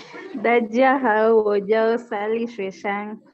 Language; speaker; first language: Chinese; non-native, learner; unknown